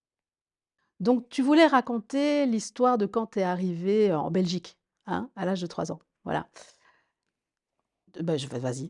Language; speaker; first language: French; early bilingual, other home language; Rundi